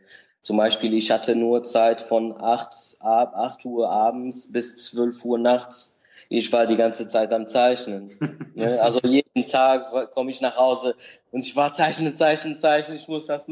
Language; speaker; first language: German; non-native, learner; Portuguese